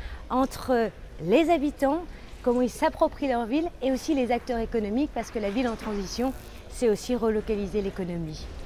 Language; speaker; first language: French; native; French